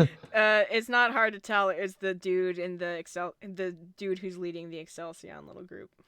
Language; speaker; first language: English; native; English